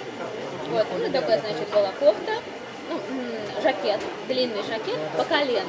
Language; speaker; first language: Russian; native; Russian